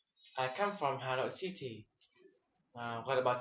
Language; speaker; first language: English; non-native, learner; Vietnamese